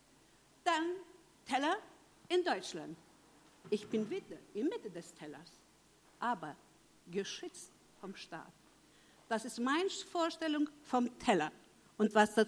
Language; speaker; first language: German; early bilingual, heritage; German